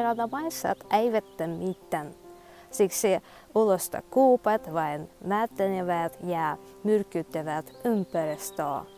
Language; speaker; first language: Finnish; non-native, fluent; Russian